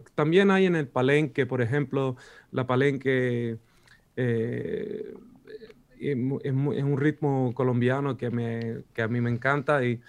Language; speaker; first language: Spanish; non-native, fluent; Swedish